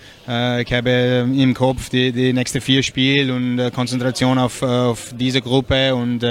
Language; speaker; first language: German; non-native, learner; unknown